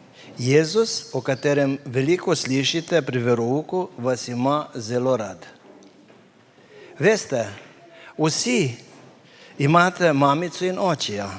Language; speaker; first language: Slovenian; native; Slovenian